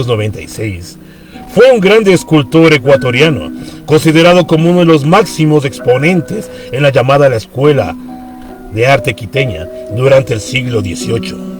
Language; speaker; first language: Spanish; native; Spanish